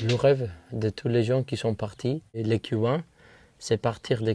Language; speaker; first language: French; non-native, fluent; Spanish